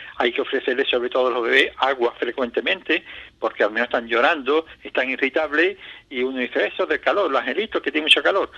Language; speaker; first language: Spanish; native; Spanish